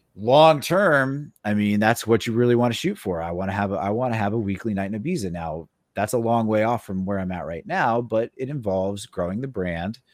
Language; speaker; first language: English; native; English